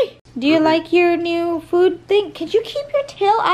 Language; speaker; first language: English; native; English